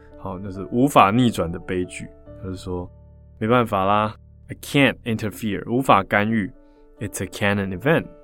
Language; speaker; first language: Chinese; native; Chinese